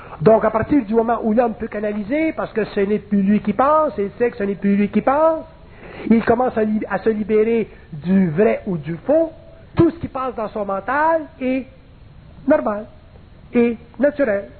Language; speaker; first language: French; native; French